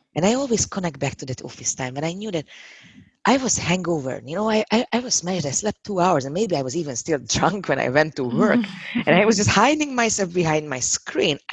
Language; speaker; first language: English; non-native, fluent; Hungarian